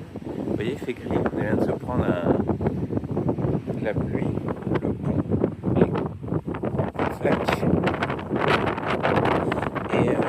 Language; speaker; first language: French; native; French